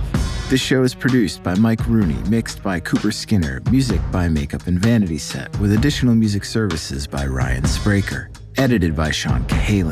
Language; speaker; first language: English; native; English